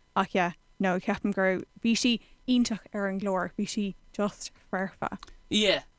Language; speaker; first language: Irish; non-native, local second language; English